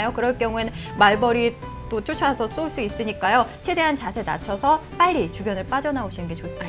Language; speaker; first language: Korean; native; Korean